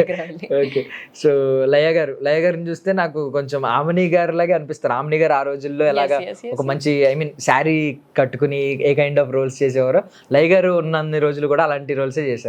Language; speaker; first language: Telugu; native; Telugu